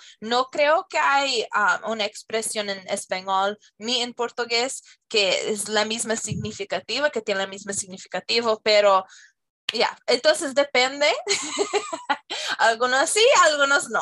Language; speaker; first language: Spanish; non-native, fluent; English